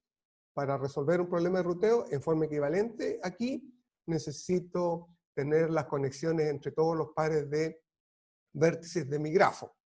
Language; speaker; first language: Spanish; native; Spanish